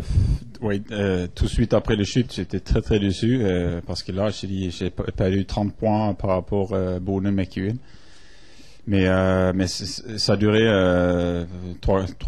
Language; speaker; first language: French; non-native, fluent; Norwegian